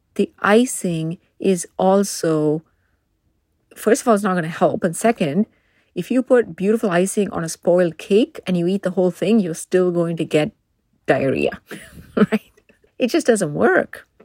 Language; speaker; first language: English; non-native, local second language; Tamil